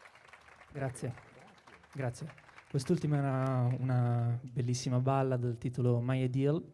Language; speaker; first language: Italian; native; Italian